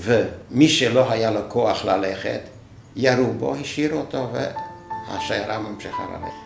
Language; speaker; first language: Hebrew; non-native, fluent; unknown